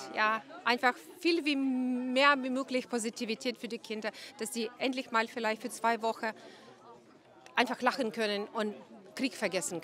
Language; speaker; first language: German; non-native, fluent; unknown